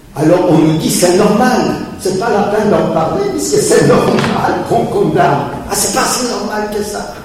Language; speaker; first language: French; early bilingual, other home language; Polish